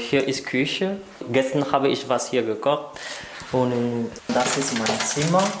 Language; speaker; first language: German; non-native, learner; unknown